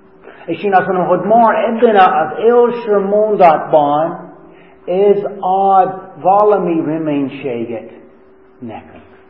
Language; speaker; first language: Hungarian; non-native, fluent; English